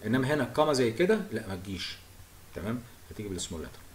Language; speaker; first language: Arabic; native; Arabic